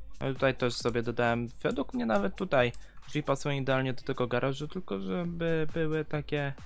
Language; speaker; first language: Polish; native; Polish